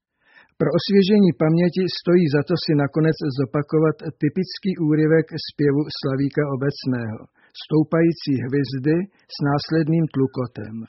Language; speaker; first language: Czech; native; Czech